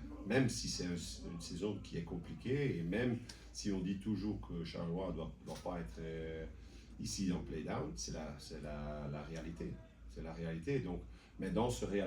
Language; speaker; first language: French; non-native, local second language; Dutch